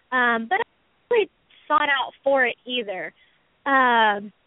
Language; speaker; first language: English; native; English